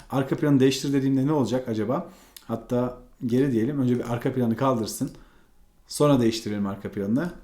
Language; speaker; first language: Turkish; native; Turkish